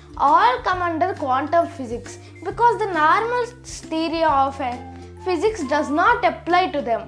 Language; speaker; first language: English; early bilingual, other home language; Telugu